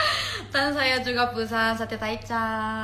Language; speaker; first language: Indonesian; non-native, learner; Korean